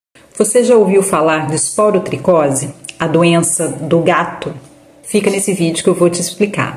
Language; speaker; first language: Portuguese; native; Portuguese